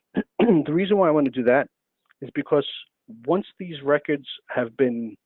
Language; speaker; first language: English; native; English